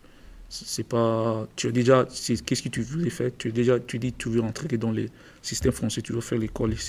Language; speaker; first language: French; non-native, learner; English